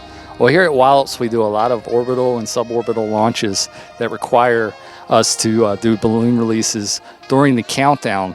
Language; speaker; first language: English; native; English